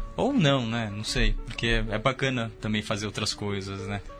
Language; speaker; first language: Portuguese; native; Portuguese